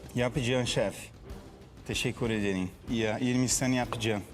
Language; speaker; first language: Turkish; non-native, learner; Portuguese